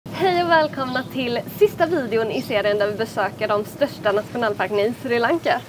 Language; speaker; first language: Swedish; native; Swedish